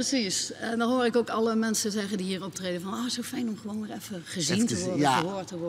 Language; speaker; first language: Dutch; native; Dutch